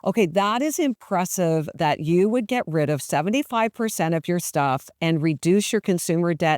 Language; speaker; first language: English; native; English